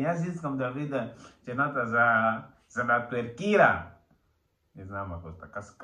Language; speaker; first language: Bulgarian; non-native, learner; Portuguese